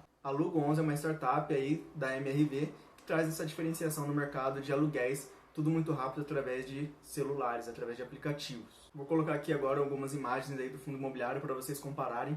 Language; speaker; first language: Portuguese; native; Portuguese